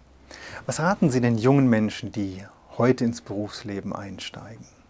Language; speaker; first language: German; native; German